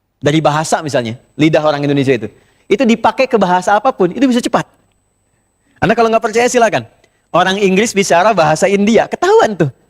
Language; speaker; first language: Indonesian; native; Indonesian